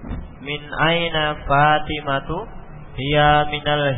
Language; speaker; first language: Arabic; non-native, learner; Indonesian